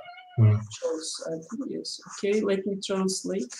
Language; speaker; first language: English; non-native, learner; Turkish